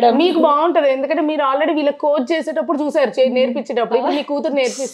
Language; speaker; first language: Telugu; native; Telugu